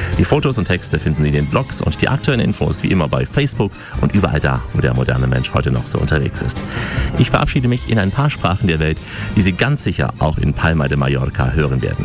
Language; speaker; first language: German; native; German